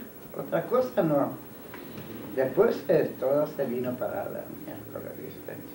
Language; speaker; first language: Spanish; non-native, fluent; Hungarian